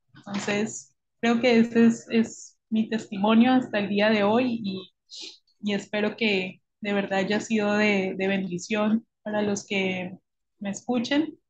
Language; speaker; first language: Spanish; native; Spanish